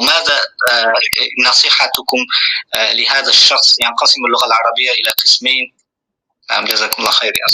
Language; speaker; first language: Arabic; non-native, fluent; Uzbek